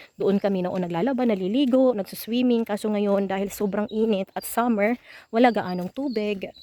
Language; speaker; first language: Filipino; non-native, local second language; Masbatenyo